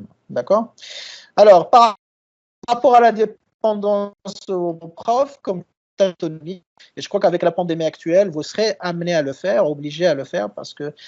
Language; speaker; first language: French; non-native, local second language; Arabic